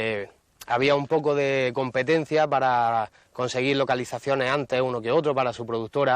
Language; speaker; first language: Spanish; native; Spanish